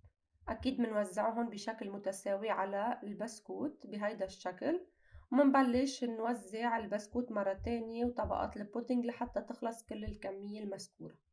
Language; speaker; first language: Arabic; native; Arabic